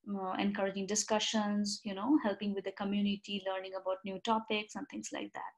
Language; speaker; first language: English; non-native, local second language; Bangla